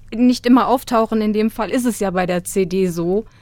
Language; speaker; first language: German; native; German